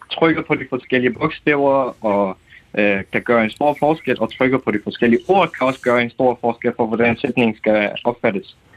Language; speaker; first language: Danish; non-native, fluent; Kurdish